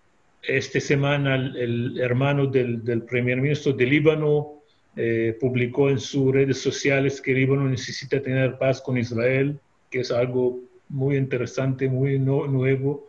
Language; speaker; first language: Spanish; non-native, fluent; Hebrew